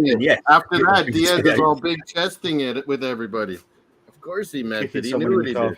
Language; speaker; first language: English; native; English